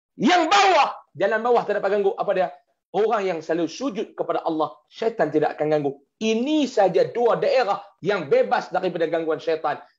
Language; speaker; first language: Malay; native; Malay